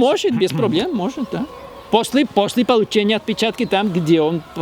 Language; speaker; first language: Russian; non-native, fluent; Spanish